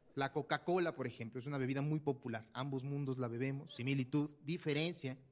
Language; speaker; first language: Spanish; native; Spanish